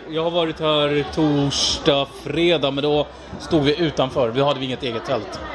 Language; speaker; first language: Swedish; non-native, fluent; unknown